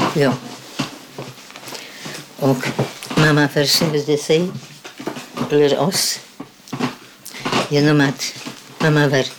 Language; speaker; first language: Swedish; non-native, fluent; Polish